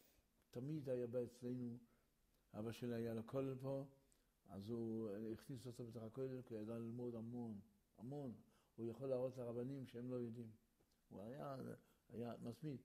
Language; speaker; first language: Hebrew; early bilingual, other home language; Yiddish